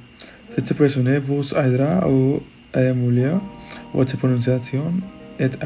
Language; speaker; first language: French; non-native, learner; Spanish